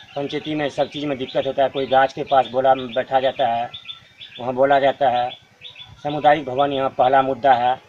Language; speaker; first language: Hindi; native; Hindi